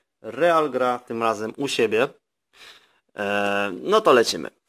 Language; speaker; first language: Polish; native; Polish